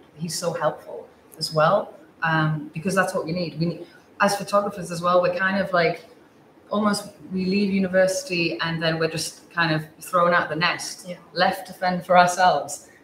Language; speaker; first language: English; native; English